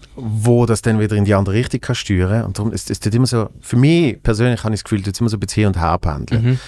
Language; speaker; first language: German; native; German